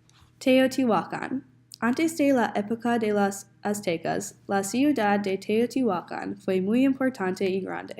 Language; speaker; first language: Spanish; non-native, learner; English